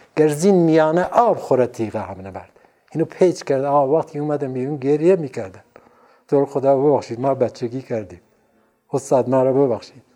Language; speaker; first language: Persian; non-native, local second language; Central Kurdish